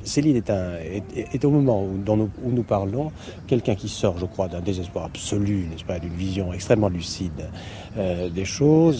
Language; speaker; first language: French; native; French